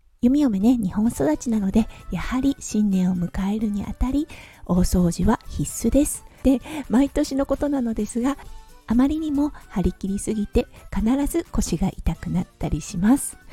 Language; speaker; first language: Japanese; native; Japanese